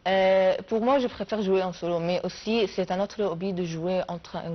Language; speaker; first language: French; non-native, fluent; Arabic